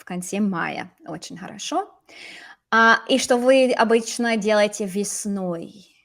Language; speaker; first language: Russian; non-native, fluent; English